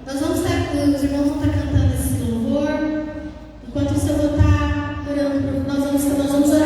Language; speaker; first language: Portuguese; native; Portuguese